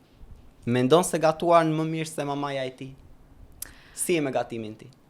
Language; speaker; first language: Albanian; native; Albanian